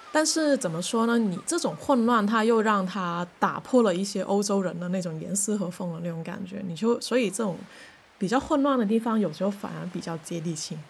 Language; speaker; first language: Chinese; non-native, local second language; Cantonese